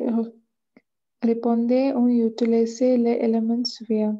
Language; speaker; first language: French; non-native, learner; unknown